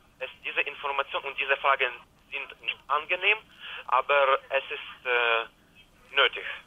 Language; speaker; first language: German; non-native, learner; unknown